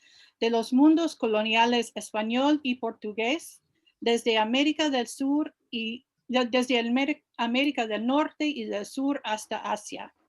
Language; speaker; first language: Spanish; non-native, fluent; English